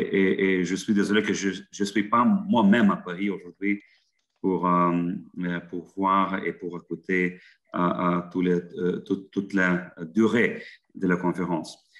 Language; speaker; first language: French; non-native, fluent; Lithuanian